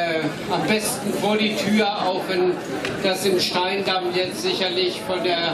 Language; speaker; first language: German; native; German